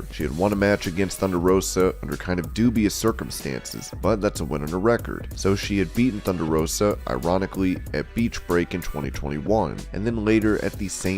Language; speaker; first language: English; native; English